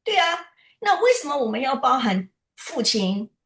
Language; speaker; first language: Chinese; early bilingual, heritage; Chinese